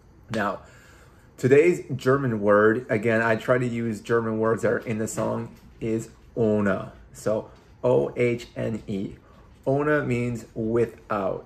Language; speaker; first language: English; native; English